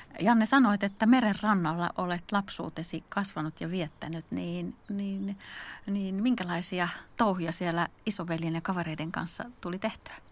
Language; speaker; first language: Finnish; native; Finnish